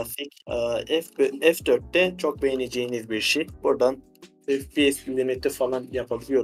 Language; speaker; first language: Turkish; native; Turkish